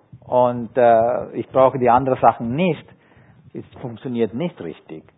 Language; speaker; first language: German; non-native, fluent; Sinhala